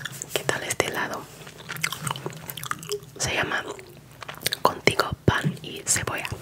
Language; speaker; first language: Spanish; non-native, fluent; English